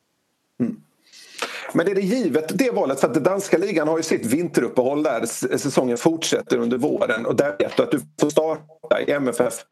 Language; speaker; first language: Swedish; native; Swedish